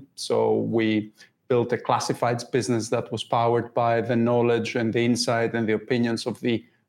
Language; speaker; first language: English; non-native, fluent; Greek